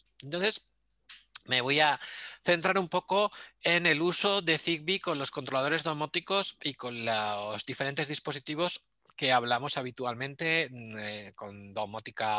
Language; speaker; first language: Spanish; native; Spanish